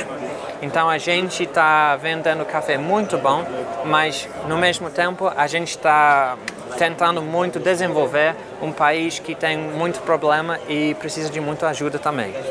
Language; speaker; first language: Portuguese; non-native, fluent; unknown